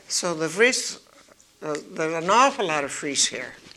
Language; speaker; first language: English; early bilingual, other home language; Dutch